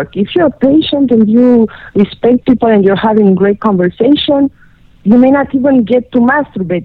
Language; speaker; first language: English; non-native, fluent; Romanian